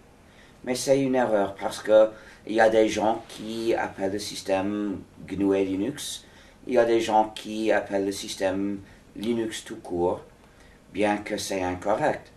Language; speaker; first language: French; non-native, fluent; English